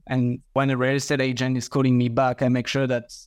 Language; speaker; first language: English; non-native, fluent; French